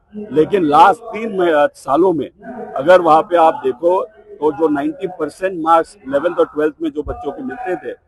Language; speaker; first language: Hindi; non-native, local second language; Marathi